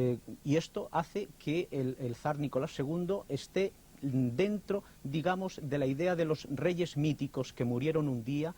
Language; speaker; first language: Spanish; native; Spanish